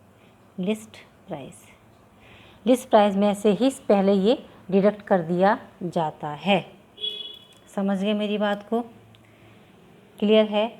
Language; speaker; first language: Hindi; native; Hindi